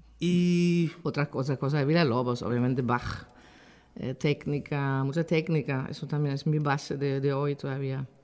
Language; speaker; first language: Spanish; non-native, fluent; German